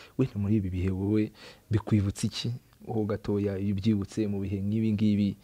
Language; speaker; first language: Kinyarwanda; native; Kinyarwanda